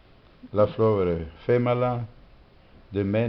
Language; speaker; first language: English; non-native, learner; French